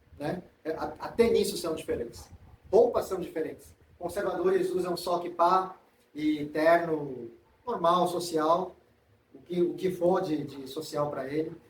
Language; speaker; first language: Portuguese; non-native, fluent; Korean